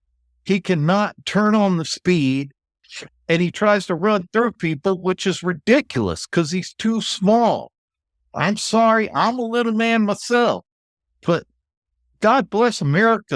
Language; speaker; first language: English; native; English